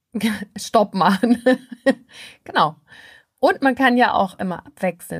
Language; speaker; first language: German; native; German